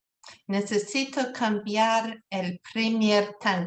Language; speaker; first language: Spanish; non-native, learner; English